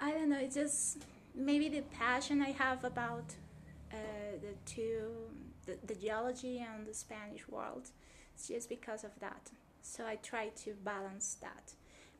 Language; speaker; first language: English; non-native, fluent; Spanish